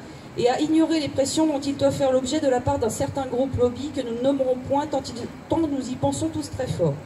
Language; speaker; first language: French; native; French